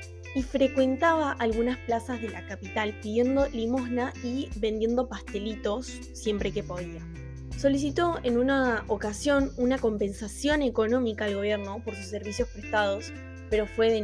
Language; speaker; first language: Spanish; native; Spanish